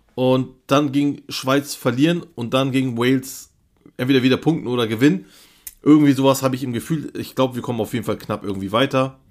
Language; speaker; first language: German; early bilingual, other home language; Turkish